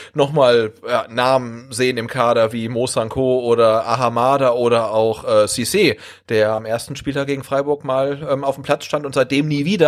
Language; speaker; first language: German; native; German